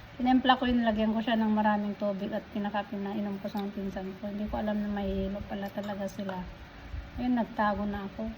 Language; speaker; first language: Filipino; non-native, local second language; Iloko